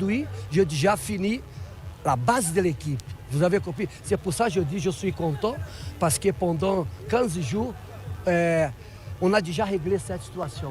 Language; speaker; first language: French; non-native, fluent; Portuguese